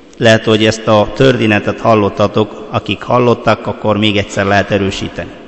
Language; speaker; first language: Hungarian; non-native, fluent; Malayalam